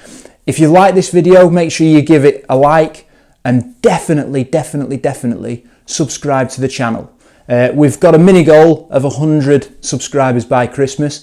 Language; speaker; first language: English; native; English